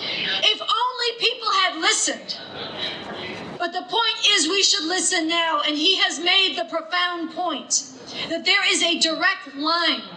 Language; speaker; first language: English; native; English